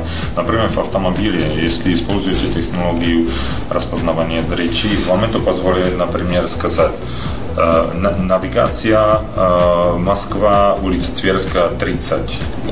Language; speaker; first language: Russian; non-native, fluent; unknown